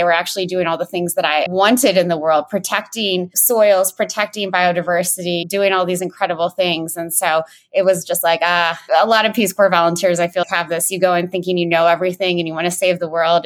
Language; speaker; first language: English; native; English